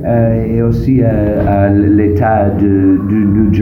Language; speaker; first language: French; non-native, learner; English